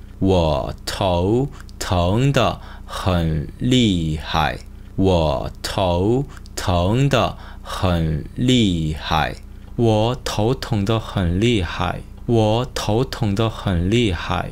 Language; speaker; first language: Chinese; non-native, fluent; Korean